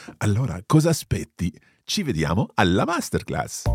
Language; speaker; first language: Italian; non-native, fluent; English